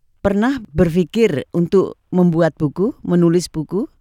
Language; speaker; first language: Indonesian; native; Indonesian